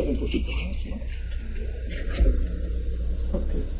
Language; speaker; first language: Spanish; non-native, learner; English